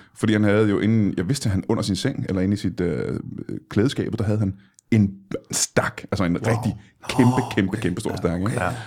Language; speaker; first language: Danish; native; Danish